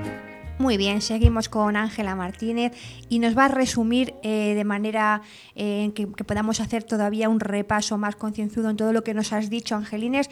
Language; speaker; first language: Spanish; native; Spanish